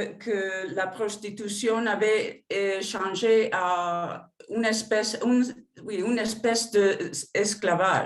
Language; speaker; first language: French; non-native, fluent; Spanish